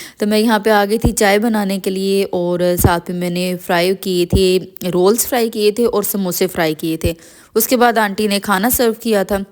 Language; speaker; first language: Urdu; native; Urdu